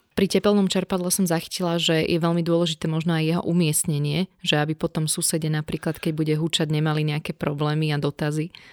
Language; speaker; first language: Slovak; native; Slovak